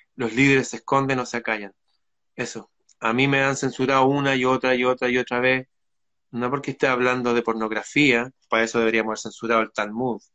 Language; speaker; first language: Spanish; native; Spanish